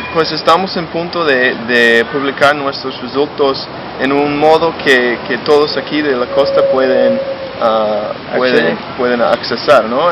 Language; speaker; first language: Spanish; non-native, fluent; English